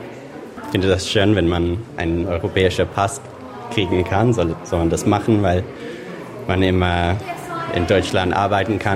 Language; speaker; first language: German; non-native, learner; English